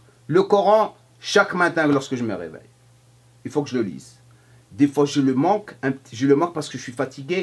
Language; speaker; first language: French; non-native, fluent; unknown